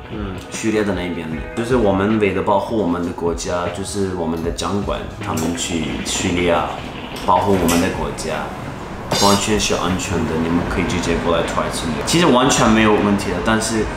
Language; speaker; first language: Chinese; non-native, learner; Turkish